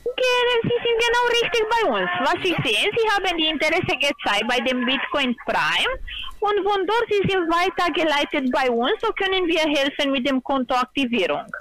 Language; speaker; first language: German; non-native, learner; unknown